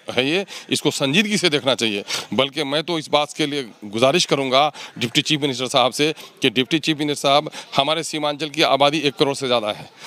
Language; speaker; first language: Hindi; native; Hindi